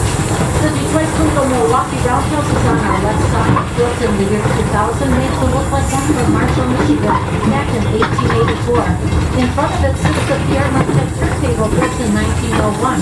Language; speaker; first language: English; native; English